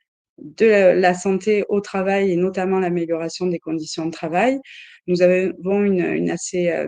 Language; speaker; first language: French; native; French